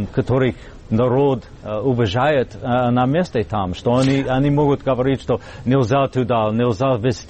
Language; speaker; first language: Russian; non-native, fluent; English